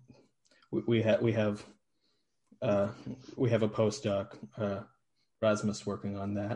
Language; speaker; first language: English; native; English